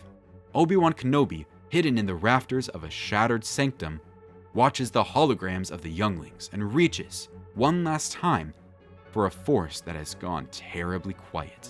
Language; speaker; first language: English; native; English